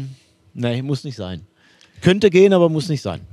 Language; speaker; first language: German; native; German